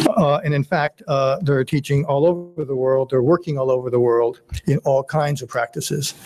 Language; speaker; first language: English; native; English